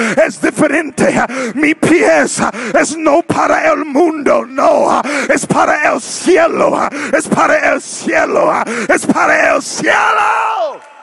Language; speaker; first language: Spanish; non-native, learner; English